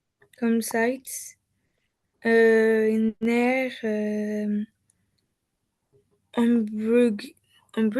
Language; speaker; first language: English; non-native, learner; French